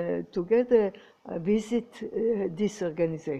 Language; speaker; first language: English; non-native, learner; Croatian